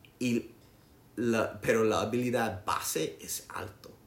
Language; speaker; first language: Spanish; non-native, learner; English